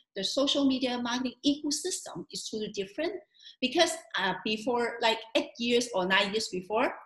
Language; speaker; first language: English; non-native, local second language; Cantonese